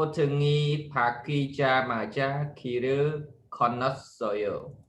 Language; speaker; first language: Korean; non-native, learner; Khmer